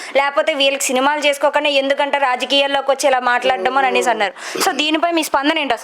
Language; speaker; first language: Telugu; native; Telugu